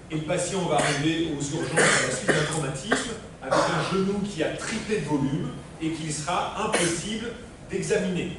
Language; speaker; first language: French; native; French